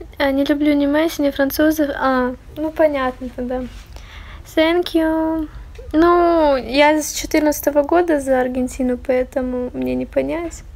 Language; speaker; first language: Russian; native; Russian